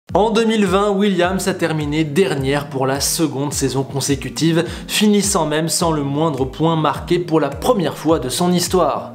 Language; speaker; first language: French; native; French